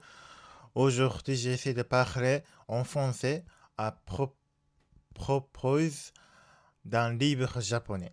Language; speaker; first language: French; non-native, learner; Japanese